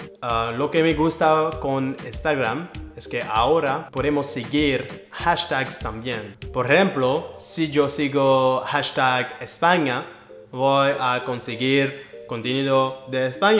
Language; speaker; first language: Spanish; non-native, learner; French